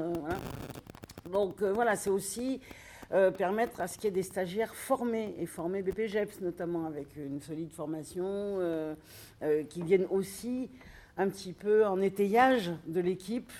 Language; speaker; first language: French; native; French